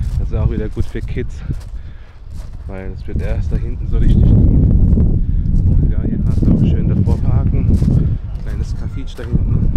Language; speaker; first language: German; native; German